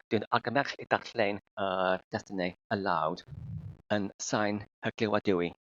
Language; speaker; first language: Welsh; non-native, learner; Filipino